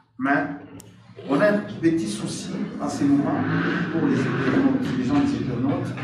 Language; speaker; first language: French; non-native, local second language; Lingala